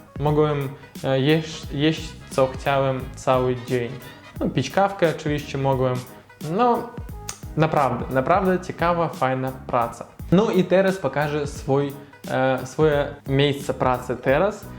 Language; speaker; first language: Polish; non-native, learner; Russian